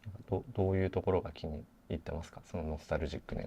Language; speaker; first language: Japanese; native; Japanese